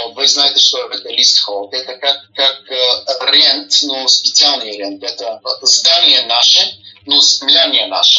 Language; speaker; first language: Russian; non-native, learner; Bulgarian